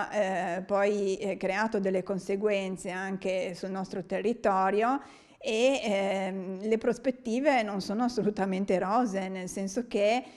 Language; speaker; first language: Italian; native; Italian